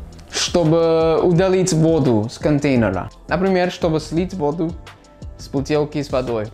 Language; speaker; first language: Russian; non-native, fluent; English